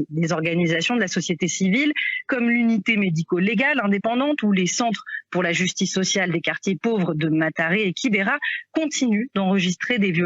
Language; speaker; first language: French; native; French